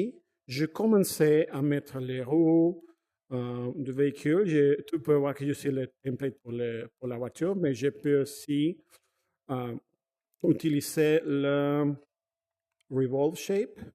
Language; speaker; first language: French; non-native, fluent; Spanish